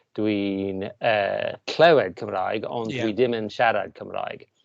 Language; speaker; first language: Welsh; non-native, learner; English